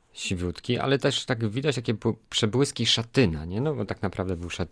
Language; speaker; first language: Polish; native; Polish